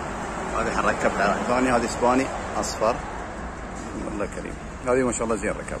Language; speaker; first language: Arabic; native; Arabic